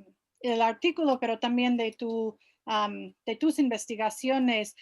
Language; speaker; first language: Spanish; non-native, fluent; English